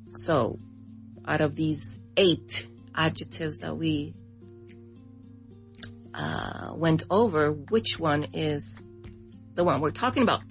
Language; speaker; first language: English; non-native, fluent; Spanish